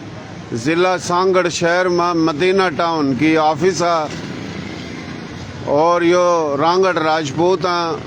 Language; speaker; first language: Hindi; non-native, local second language; Marwari